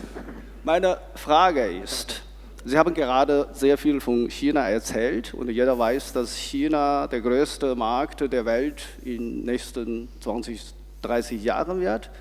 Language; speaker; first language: German; non-native, fluent; Chinese